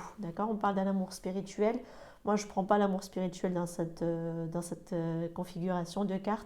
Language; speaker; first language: French; native; French